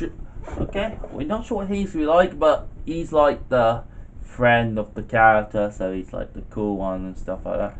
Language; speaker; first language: English; native; English